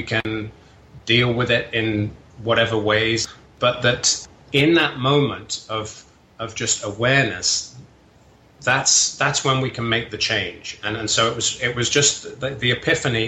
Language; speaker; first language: English; native; English